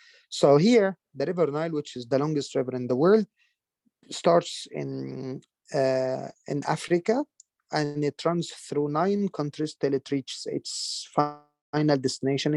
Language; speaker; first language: English; non-native, fluent; Arabic